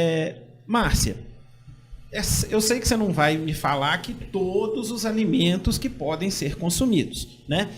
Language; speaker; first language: Portuguese; native; Portuguese